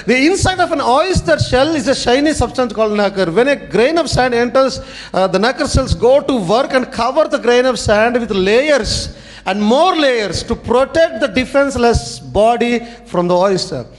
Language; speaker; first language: English; non-native, local second language; Telugu